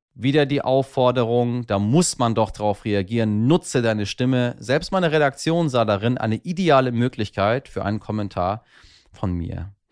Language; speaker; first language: German; early bilingual, other home language; Persian